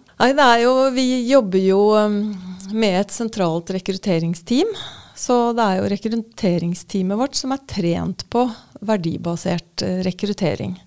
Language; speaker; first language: Norwegian; native; Norwegian